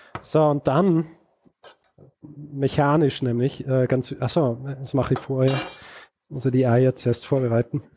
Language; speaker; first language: German; native; German